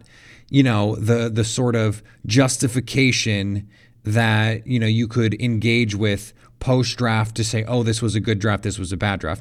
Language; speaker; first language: English; native; English